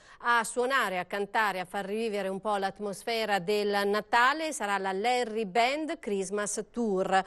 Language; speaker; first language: Italian; native; Italian